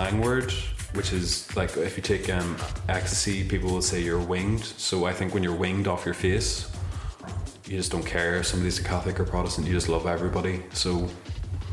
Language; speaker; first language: English; native; English